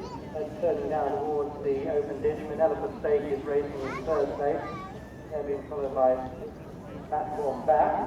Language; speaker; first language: English; native; English